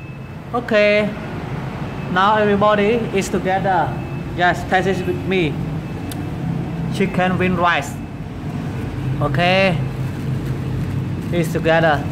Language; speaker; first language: English; non-native, learner; Khmer